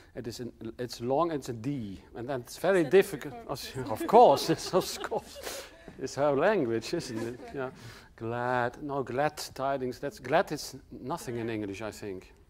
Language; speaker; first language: English; non-native, fluent; Dutch